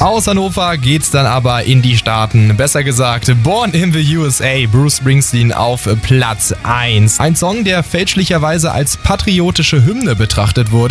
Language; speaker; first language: German; native; German